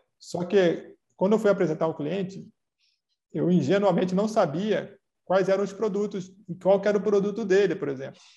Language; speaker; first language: Portuguese; native; Portuguese